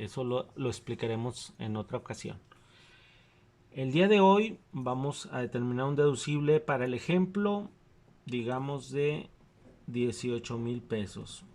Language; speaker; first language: Spanish; native; Spanish